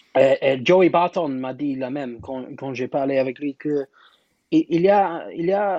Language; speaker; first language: French; non-native, learner; English